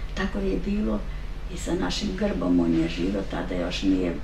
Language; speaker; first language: Serbian; native; Serbian